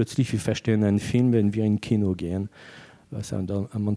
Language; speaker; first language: German; non-native, fluent; French